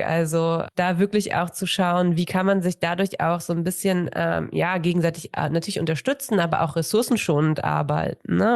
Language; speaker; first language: German; native; German